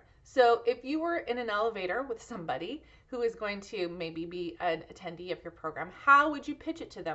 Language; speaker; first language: English; native; English